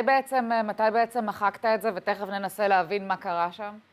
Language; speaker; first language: Hebrew; native; Hebrew